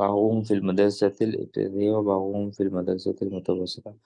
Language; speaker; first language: Arabic; non-native, learner; Urdu